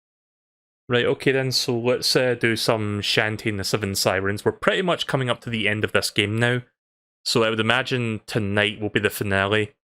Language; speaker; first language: English; native; English